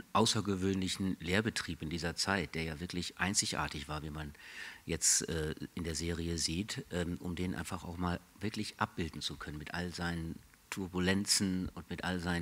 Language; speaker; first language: German; native; German